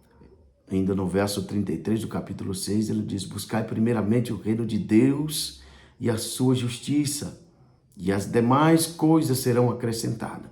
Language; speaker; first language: Portuguese; native; Portuguese